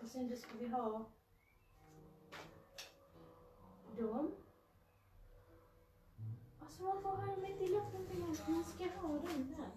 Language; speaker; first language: Swedish; non-native, learner; Cebuano